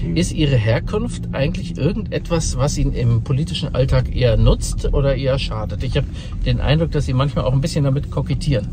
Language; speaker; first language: German; native; German